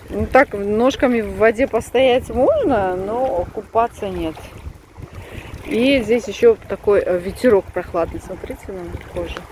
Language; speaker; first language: Russian; native; Russian